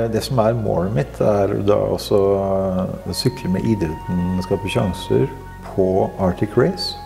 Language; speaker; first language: Norwegian; native; Norwegian